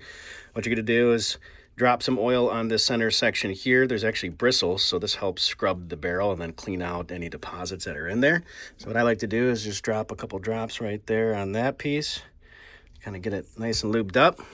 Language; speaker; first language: English; native; English